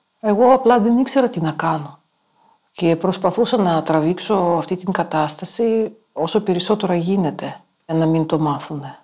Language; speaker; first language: Greek; non-native, fluent; Russian